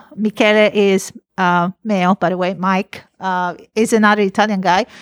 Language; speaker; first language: English; non-native, fluent; Italian